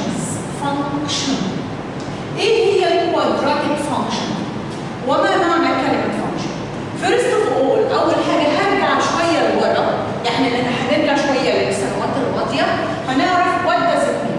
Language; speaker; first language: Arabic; native; Arabic